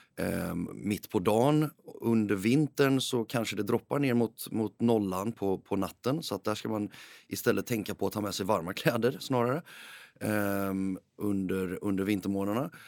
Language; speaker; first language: Swedish; early bilingual, heritage; Swedish